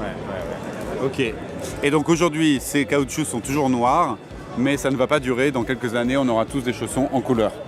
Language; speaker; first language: French; native; French